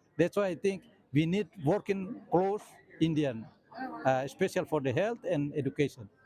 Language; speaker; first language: English; non-native, learner; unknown